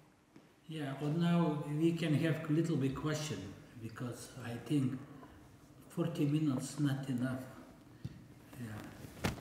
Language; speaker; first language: English; non-native, learner; Korean